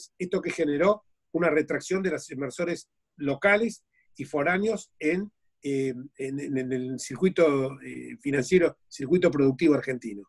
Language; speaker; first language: Spanish; native; Spanish